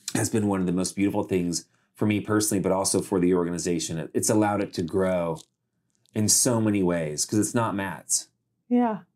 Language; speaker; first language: English; native; English